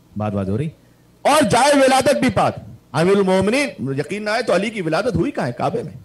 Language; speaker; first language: Urdu; native; Urdu